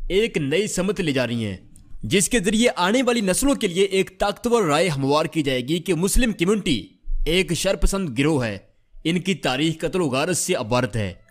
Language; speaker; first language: Urdu; native; Urdu